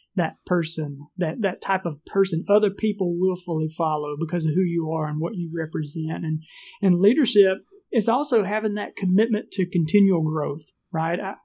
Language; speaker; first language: English; native; English